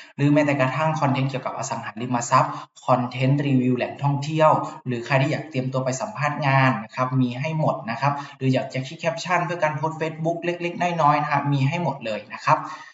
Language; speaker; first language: Thai; native; Thai